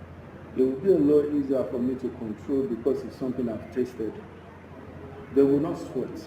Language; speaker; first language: English; non-native, local second language; Yoruba